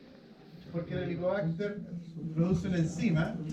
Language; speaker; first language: Spanish; native; Spanish